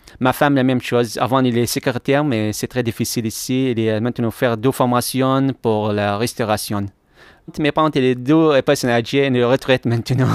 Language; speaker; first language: French; non-native, learner; Arabic